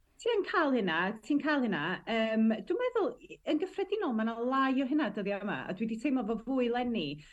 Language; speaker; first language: Welsh; native; Welsh